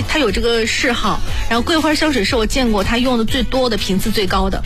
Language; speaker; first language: Chinese; native; Chinese